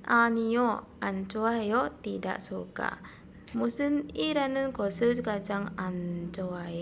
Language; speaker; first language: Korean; non-native, fluent; Indonesian